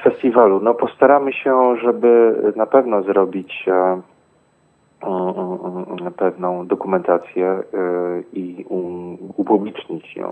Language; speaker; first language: Polish; native; Polish